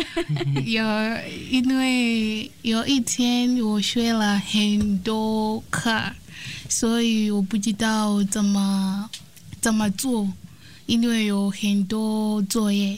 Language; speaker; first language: Chinese; non-native, learner; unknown